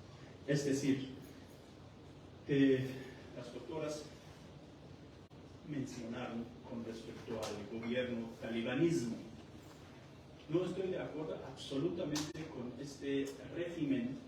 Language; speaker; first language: Spanish; non-native, fluent; Persian